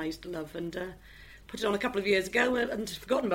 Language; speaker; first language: English; native; English